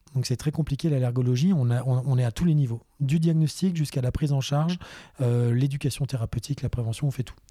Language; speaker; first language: French; native; French